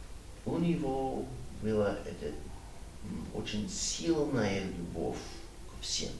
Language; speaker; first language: Russian; non-native, learner; English